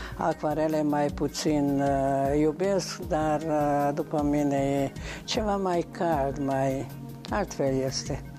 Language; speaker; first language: Romanian; non-native, local second language; Hungarian